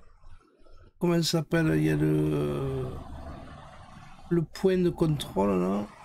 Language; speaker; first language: French; native; French